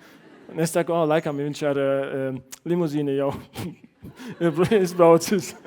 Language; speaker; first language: Latvian; non-native, learner; German